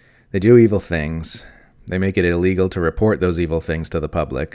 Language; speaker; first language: English; native; English